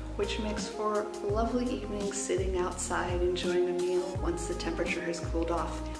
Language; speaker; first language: English; native; English